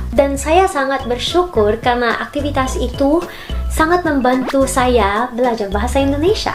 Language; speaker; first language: Indonesian; non-native, learner; Filipino